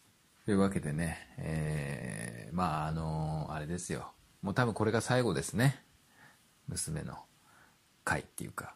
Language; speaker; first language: Japanese; native; Japanese